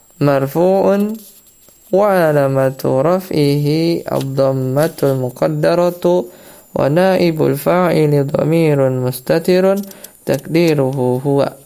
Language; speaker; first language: Arabic; non-native, fluent; Indonesian